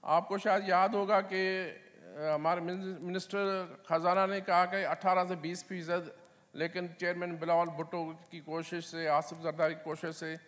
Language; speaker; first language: Urdu; non-native, local second language; Sindhi